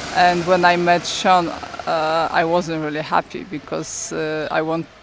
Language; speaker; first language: English; non-native, learner; Polish